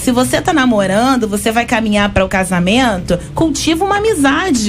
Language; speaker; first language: Portuguese; native; Portuguese